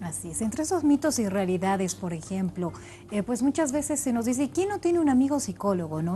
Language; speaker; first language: Spanish; native; Spanish